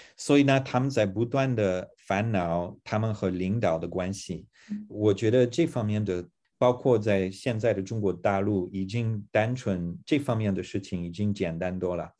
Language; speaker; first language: Chinese; non-native, fluent; English